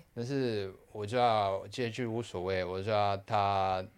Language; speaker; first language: Chinese; non-native, fluent; Spanish